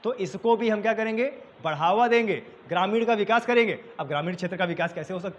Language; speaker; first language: Hindi; native; Hindi